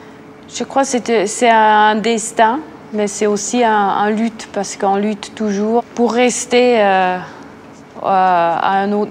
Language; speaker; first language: French; non-native, local second language; German